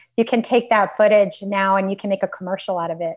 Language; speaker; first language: English; native; English